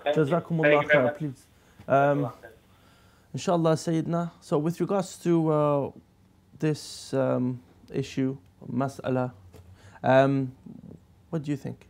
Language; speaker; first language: English; native; English